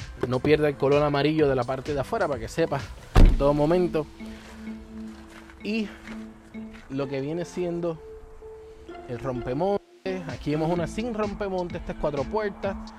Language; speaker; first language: Spanish; native; Spanish